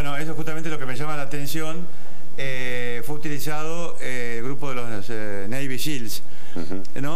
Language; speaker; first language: Spanish; native; Spanish